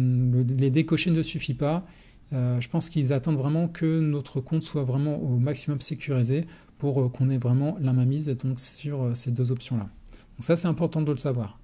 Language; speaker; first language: French; native; French